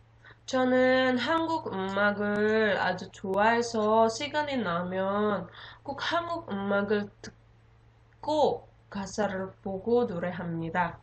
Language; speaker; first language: Korean; non-native, learner; Indonesian